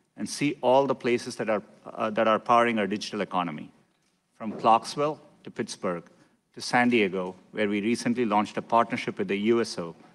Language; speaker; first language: English; non-native, local second language; Tamil